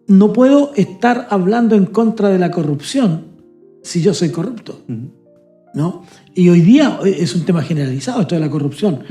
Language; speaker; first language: Spanish; native; Spanish